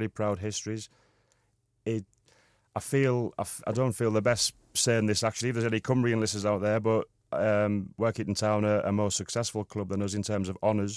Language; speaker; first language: English; native; English